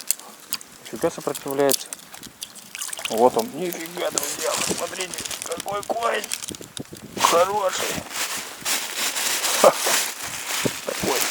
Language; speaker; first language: Russian; native; Russian